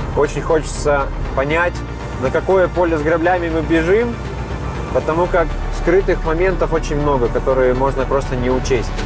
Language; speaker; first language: Russian; native; Russian